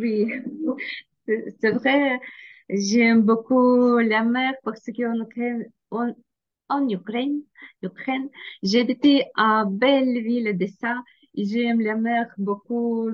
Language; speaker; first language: French; non-native, learner; Ukrainian